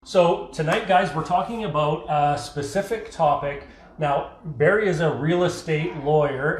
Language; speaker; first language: English; native; English